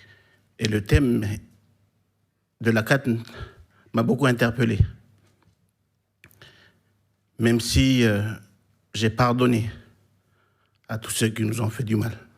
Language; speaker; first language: French; non-native, local second language; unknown